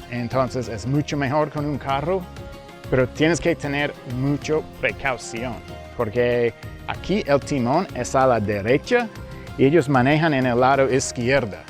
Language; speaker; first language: Spanish; early bilingual, heritage; English